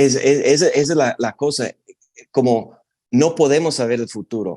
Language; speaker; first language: Spanish; non-native, fluent; English